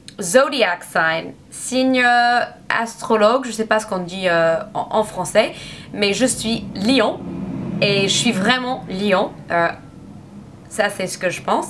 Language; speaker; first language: French; non-native, learner; English